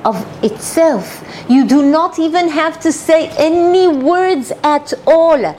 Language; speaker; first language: English; non-native, fluent; Hebrew